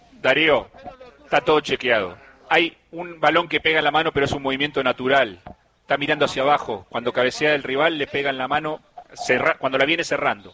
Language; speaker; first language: Spanish; native; Spanish